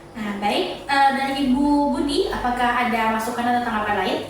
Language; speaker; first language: Indonesian; native; Indonesian